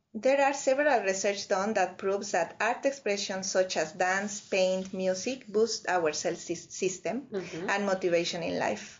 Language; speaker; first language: English; non-native, fluent; Spanish